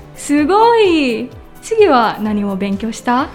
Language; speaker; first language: Japanese; non-native, learner; Filipino